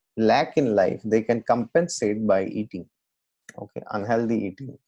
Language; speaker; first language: English; non-native, local second language; Assamese